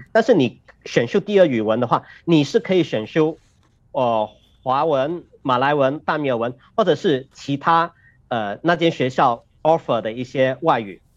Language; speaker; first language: Chinese; native; Chinese